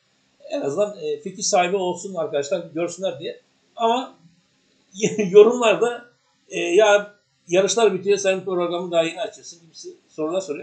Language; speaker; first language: Turkish; native; Turkish